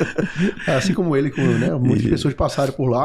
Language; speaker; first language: Portuguese; native; Portuguese